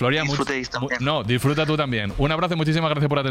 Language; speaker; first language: Spanish; native; Spanish